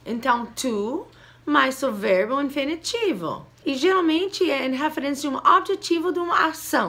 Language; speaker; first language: Portuguese; non-native, fluent; English